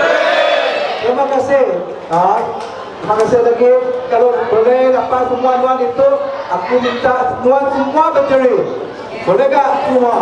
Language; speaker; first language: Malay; non-native, local second language; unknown